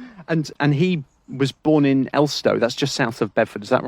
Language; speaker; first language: English; native; English